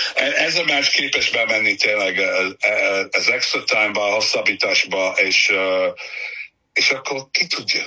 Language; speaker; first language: Hungarian; non-native, fluent; English